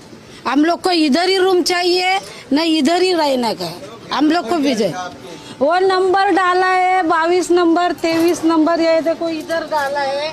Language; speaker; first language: Hindi; non-native, local second language; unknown